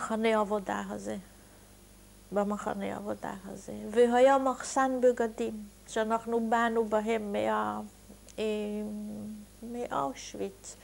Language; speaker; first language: Hebrew; non-native, fluent; Hungarian